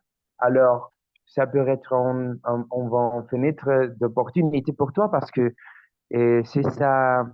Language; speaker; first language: French; non-native, learner; Spanish